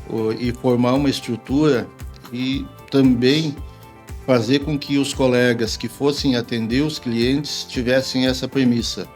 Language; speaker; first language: Portuguese; native; Portuguese